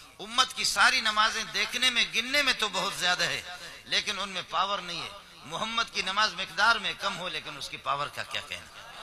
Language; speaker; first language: Urdu; non-native, local second language; Brahui